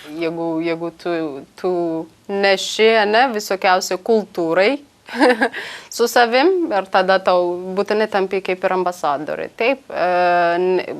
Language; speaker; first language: Lithuanian; non-native, learner; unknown